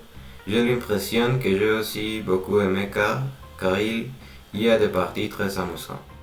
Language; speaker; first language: French; non-native, learner; Spanish